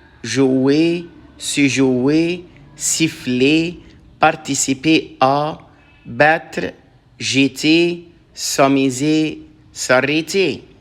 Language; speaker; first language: French; non-native, fluent; Arabic